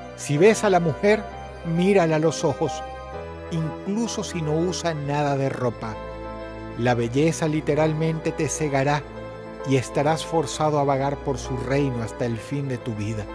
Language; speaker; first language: Spanish; native; Spanish